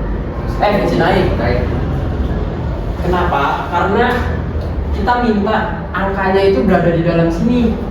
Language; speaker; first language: Indonesian; native; Indonesian